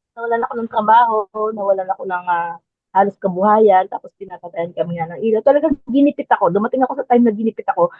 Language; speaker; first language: Filipino; native; Filipino